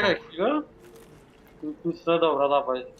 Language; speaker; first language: Polish; native; Polish